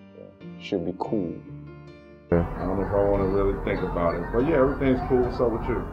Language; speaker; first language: English; early bilingual, other home language; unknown